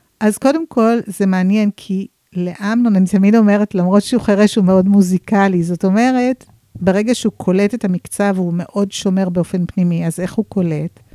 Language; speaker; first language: Hebrew; non-native, fluent; English